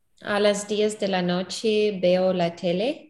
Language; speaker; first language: Spanish; non-native, learner; English